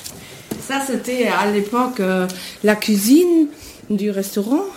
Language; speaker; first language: French; non-native, fluent; German